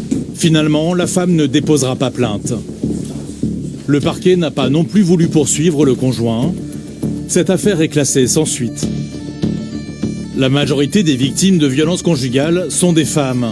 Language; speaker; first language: French; native; French